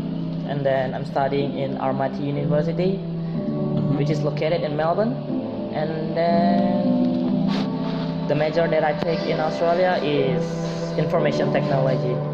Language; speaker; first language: English; non-native, fluent; Indonesian